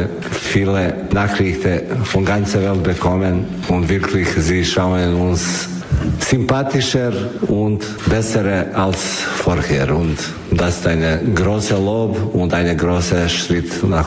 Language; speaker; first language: German; non-native, fluent; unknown